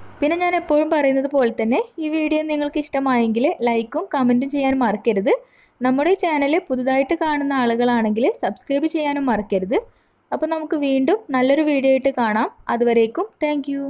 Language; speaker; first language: Malayalam; native; Malayalam